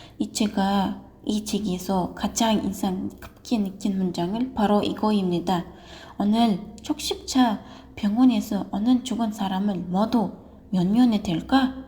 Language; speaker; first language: Korean; non-native, learner; Uzbek